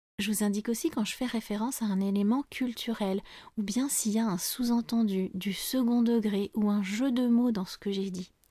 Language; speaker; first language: French; native; French